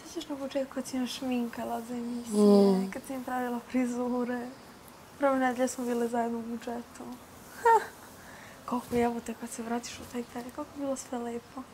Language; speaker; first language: Serbian; native; Serbian